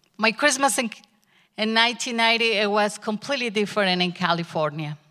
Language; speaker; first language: English; non-native, learner; Spanish